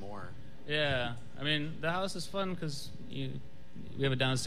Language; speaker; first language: English; native; English